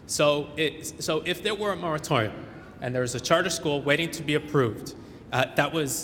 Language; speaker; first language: English; early bilingual, other home language; Spanish